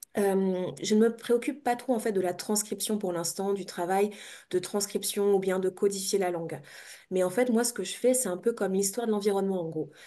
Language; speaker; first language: French; native; French